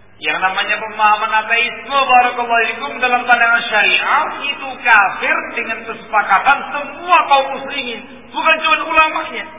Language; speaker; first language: Indonesian; non-native, local second language; Javanese